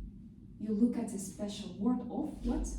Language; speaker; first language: English; non-native, fluent; Kazakh